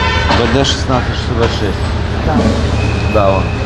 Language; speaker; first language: Russian; native; Russian